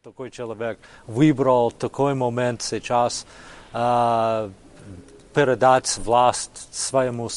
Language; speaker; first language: Russian; non-native, fluent; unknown